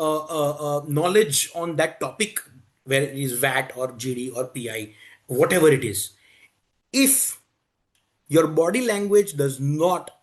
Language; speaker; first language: English; non-native, local second language; Hindi